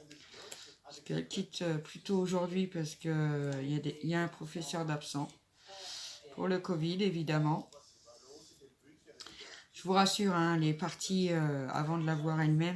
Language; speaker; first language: French; native; French